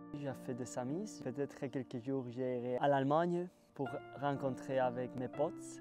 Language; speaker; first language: French; non-native, fluent; Spanish